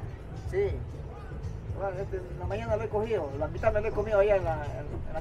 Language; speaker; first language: Spanish; native; Spanish